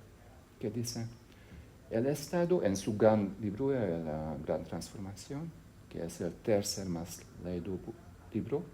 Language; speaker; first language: Spanish; non-native, fluent; Hungarian